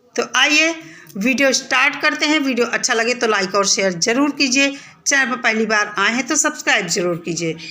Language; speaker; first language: Hindi; native; Hindi